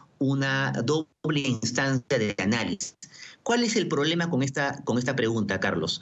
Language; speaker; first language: Spanish; native; Spanish